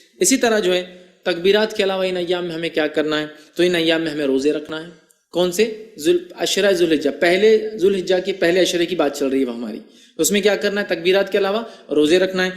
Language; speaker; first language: Urdu; native; Urdu